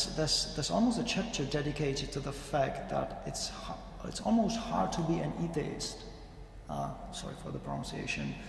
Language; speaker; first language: English; non-native, fluent; Czech